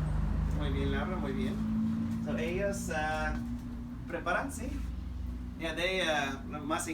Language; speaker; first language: Spanish; non-native, learner; English